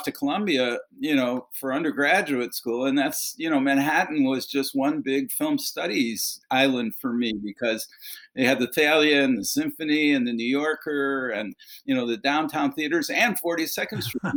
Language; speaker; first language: English; native; English